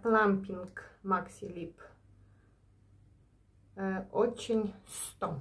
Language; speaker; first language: Polish; non-native, learner; Ukrainian